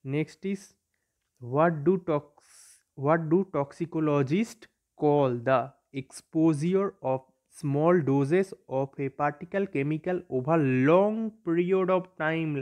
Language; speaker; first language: English; non-native, local second language; Bangla